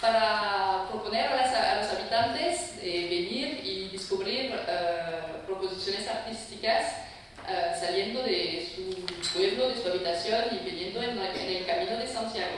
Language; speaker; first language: Spanish; non-native, fluent; French